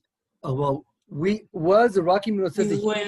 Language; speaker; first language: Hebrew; non-native, fluent; English